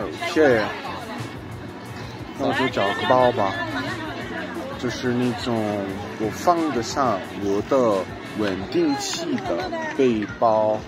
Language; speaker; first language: Chinese; non-native, learner; English